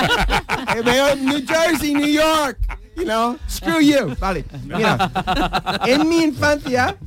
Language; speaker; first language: Spanish; non-native, fluent; English